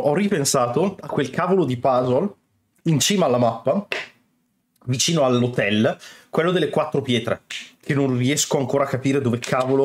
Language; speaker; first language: Italian; native; Italian